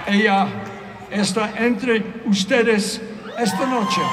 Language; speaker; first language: Spanish; non-native, learner; English